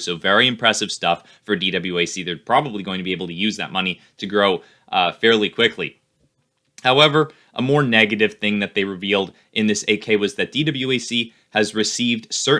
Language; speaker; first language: English; native; English